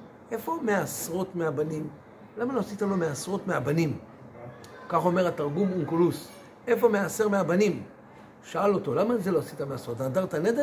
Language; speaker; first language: Hebrew; native; Hebrew